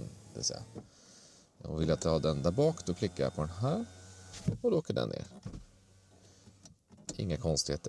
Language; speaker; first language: Swedish; native; Swedish